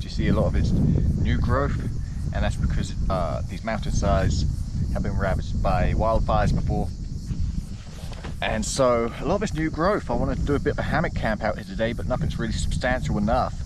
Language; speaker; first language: English; native; English